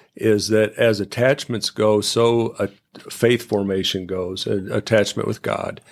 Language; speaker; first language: English; native; English